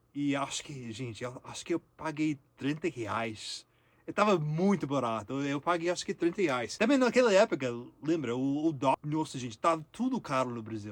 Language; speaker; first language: Portuguese; non-native, learner; English